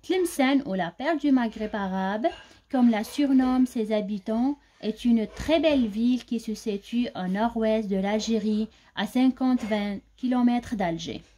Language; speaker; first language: French; non-native, local second language; Arabic